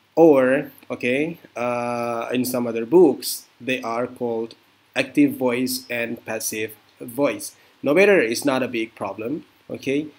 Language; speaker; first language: English; non-native, fluent; Indonesian